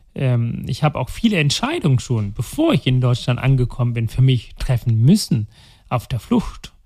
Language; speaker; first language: German; non-native, local second language; Tamil